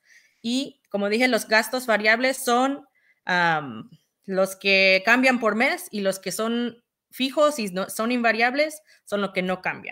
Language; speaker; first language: Spanish; early bilingual, heritage; Spanish